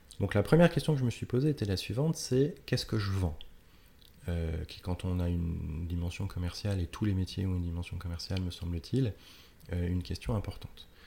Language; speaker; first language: French; native; French